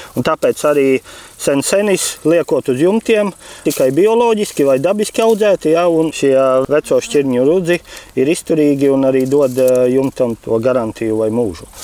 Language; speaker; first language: Latvian; native; Latvian